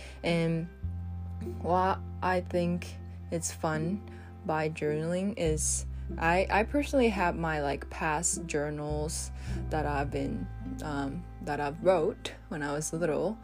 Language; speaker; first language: English; non-native, fluent; Japanese